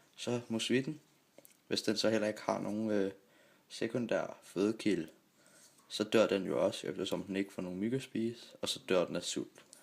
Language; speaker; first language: Danish; native; Danish